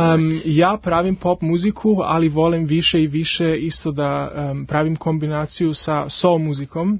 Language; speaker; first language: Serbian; early bilingual, heritage; Serbian